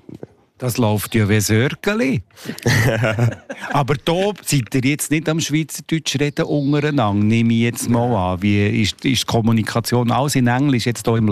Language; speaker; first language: German; native; German